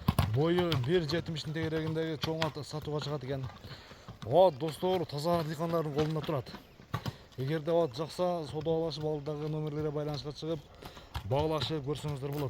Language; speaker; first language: Kyrgyz; native; Kyrgyz